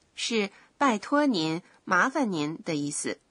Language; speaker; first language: Chinese; native; Chinese